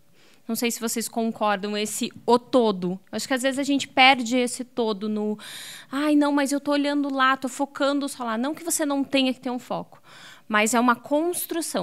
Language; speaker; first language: Portuguese; native; Portuguese